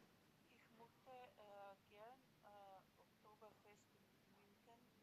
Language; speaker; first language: German; non-native, learner; Macedonian